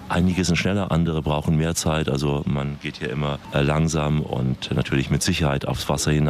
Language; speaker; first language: German; native; German